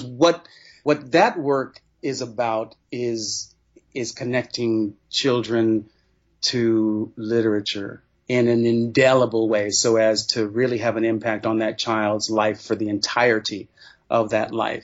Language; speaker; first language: English; native; English